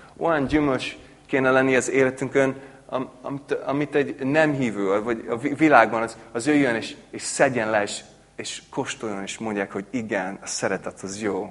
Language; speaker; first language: Hungarian; non-native, fluent; English